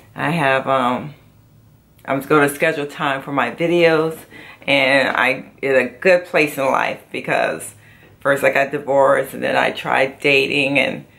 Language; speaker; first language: English; native; English